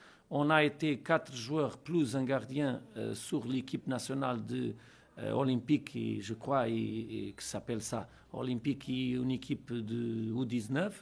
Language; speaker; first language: French; non-native, learner; Portuguese